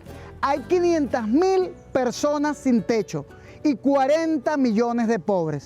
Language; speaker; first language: Spanish; native; Spanish